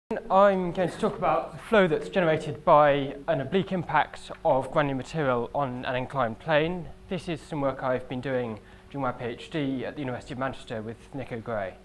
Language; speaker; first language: English; native; English